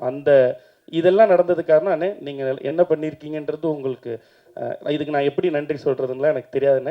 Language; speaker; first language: Tamil; native; Tamil